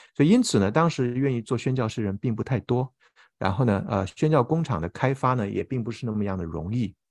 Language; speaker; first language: Chinese; native; Chinese